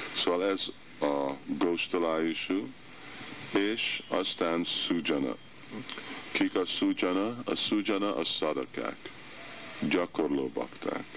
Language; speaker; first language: Hungarian; early bilingual, heritage; Hungarian